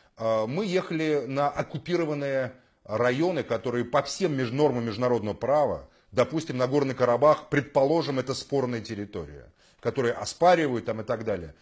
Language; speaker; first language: Russian; native; Russian